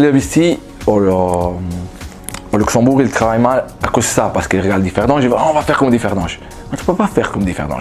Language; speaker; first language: French; non-native, fluent; Portuguese